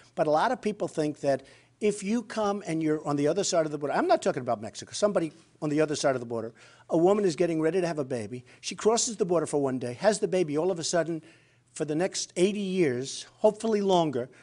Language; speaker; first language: English; native; English